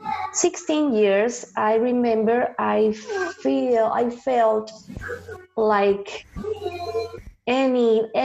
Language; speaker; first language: English; non-native, learner; Spanish